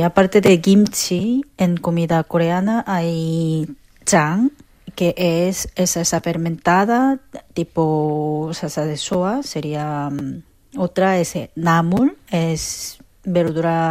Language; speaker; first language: Spanish; non-native, fluent; Korean